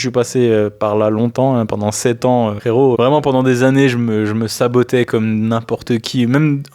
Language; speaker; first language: French; native; French